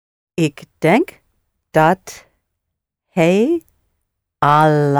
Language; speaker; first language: Dutch; non-native, learner; English